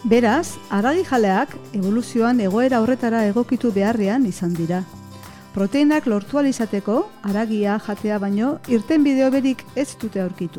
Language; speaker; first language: Basque; native; Basque